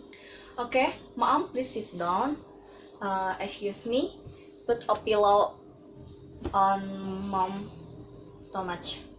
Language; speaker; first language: English; non-native, learner; Indonesian